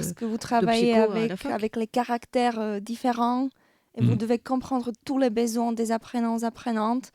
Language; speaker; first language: French; non-native, fluent; Slovak